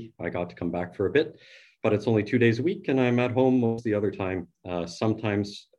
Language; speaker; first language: English; native; English